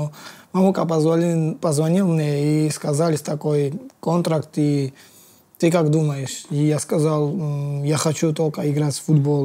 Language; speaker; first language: Russian; non-native, learner; Georgian